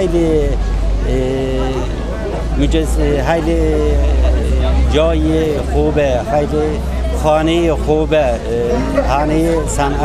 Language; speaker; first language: Persian; non-native, fluent; Turkish